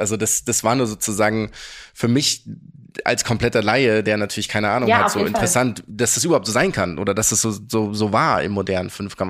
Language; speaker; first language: German; native; German